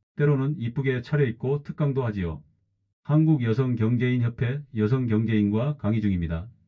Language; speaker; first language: Korean; native; Korean